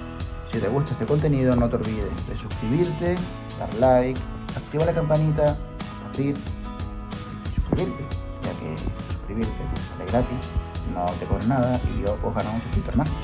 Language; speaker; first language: Spanish; native; Spanish